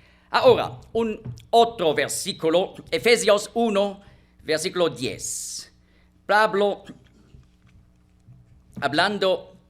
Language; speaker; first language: Spanish; non-native, fluent; German